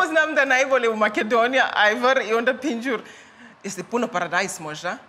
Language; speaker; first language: Croatian; non-native, learner; Zulu